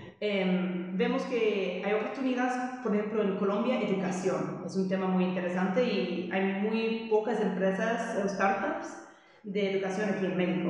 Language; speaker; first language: Spanish; non-native, fluent; English